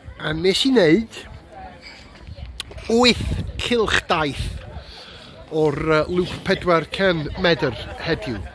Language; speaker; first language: Welsh; non-native, learner; English